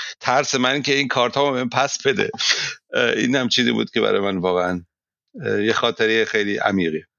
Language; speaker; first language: Persian; native; Persian